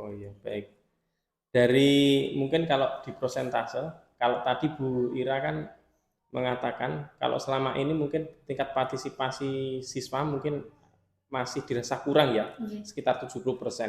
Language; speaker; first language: Indonesian; native; Indonesian